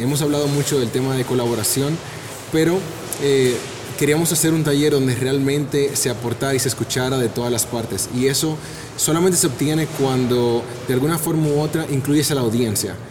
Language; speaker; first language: Spanish; native; Spanish